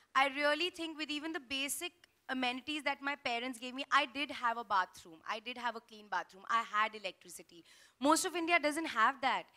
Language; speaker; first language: English; non-native, local second language; Hindi